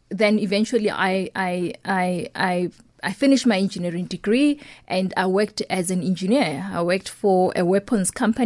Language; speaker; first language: English; non-native, local second language; Northern Sotho